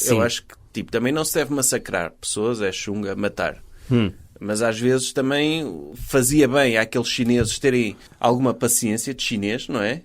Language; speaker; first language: Portuguese; native; Portuguese